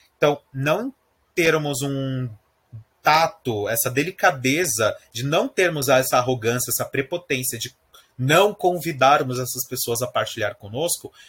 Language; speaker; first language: Portuguese; native; Portuguese